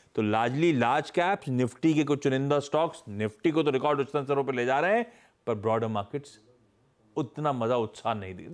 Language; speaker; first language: Hindi; native; Hindi